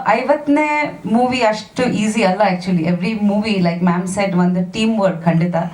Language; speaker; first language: Kannada; non-native, fluent; Bangla